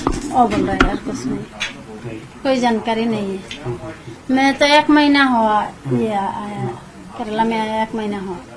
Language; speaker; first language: Hindi; non-native, local second language; Bangla